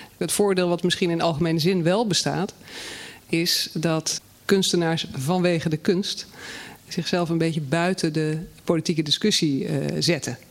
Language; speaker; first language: Dutch; native; Dutch